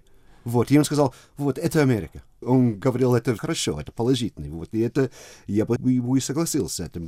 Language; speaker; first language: Russian; non-native, fluent; English